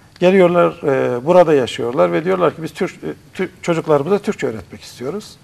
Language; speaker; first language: Turkish; native; Turkish